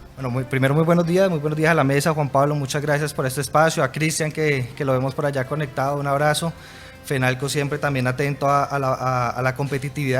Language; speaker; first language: Spanish; native; Spanish